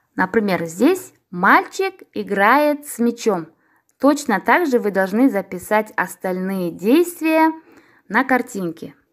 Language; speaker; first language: Russian; non-native, local second language; Kazakh